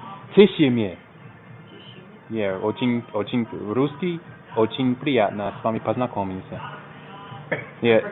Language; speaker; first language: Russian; non-native, learner; English